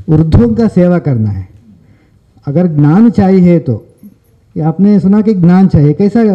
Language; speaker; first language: Hindi; non-native, local second language; Kannada